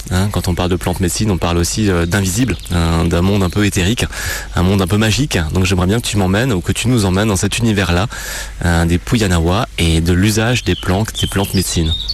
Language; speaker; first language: French; native; French